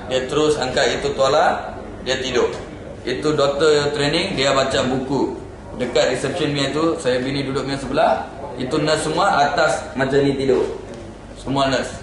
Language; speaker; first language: Malay; non-native, local second language; Tamil